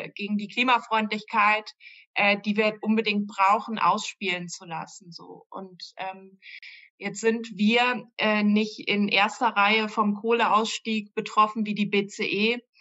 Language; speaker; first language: German; native; German